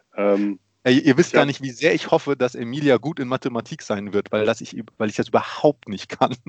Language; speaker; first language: German; early bilingual, other home language; Polish